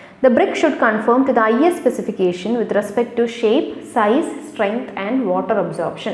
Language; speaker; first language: English; non-native, local second language; Malayalam